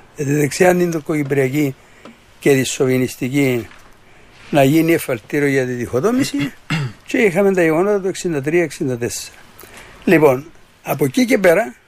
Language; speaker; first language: Greek; native; Greek